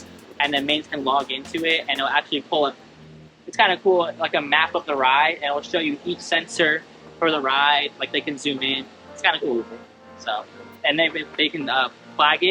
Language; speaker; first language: English; native; English